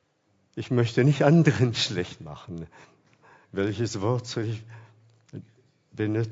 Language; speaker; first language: German; non-native, fluent; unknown